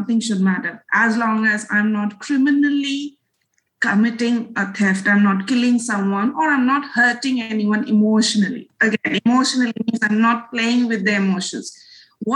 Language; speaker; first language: English; non-native, local second language; Bangla